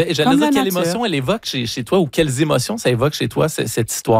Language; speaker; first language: French; native; French